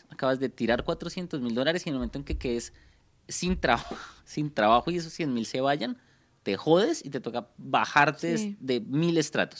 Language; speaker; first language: Spanish; native; Spanish